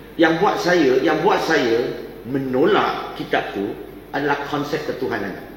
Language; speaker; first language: Malay; non-native, local second language; Chinese